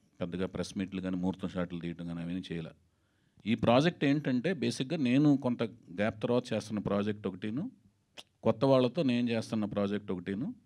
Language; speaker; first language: Telugu; native; Telugu